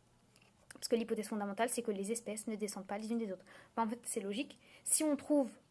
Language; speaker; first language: French; native; French